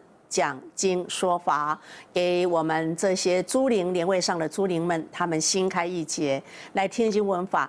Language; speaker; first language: Chinese; native; Chinese